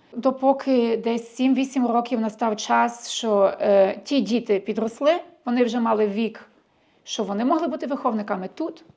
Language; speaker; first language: Ukrainian; early bilingual, heritage; Ukrainian